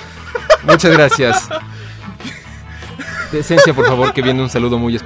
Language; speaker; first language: Spanish; native; Spanish